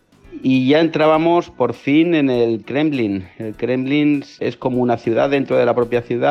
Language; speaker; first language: Spanish; native; Spanish